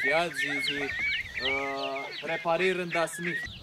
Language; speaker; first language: German; non-native, learner; Romanian